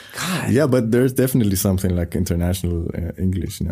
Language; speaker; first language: English; non-native, fluent; Persian